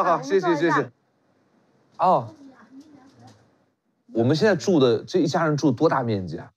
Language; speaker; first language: Chinese; native; Chinese